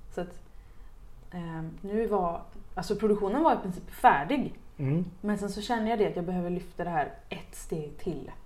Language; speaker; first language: Swedish; native; Swedish